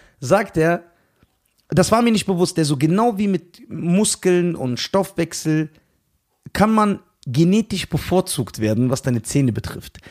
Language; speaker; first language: German; early bilingual, other home language; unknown